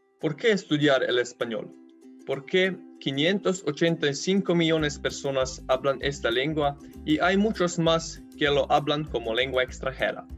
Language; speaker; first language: Spanish; non-native, learner; Slovenian